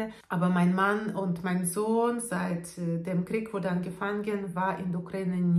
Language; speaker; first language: German; non-native, fluent; Russian